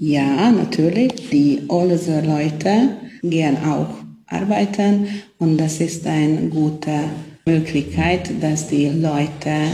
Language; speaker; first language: German; non-native, local second language; Hungarian